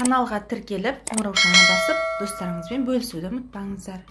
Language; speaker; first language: Kazakh; native; Kazakh